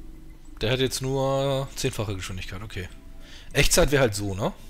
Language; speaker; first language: German; native; German